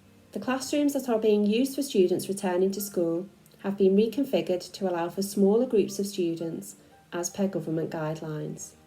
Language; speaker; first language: English; native; English